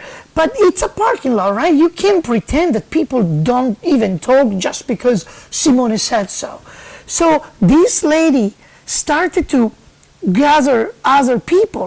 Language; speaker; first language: English; non-native, fluent; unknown